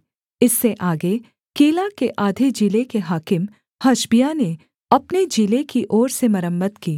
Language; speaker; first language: Hindi; native; Hindi